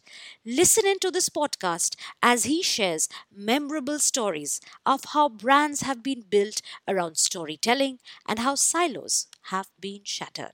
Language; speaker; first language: English; non-native, local second language; Hindi